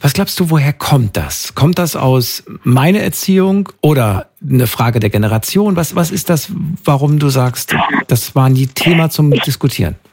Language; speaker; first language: German; native; German